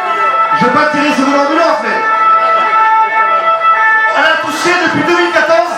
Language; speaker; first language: French; native; French